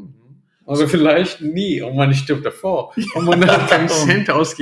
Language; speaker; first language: German; non-native, fluent; Portuguese